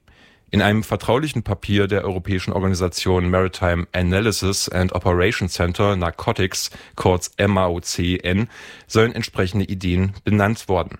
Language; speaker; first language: German; native; German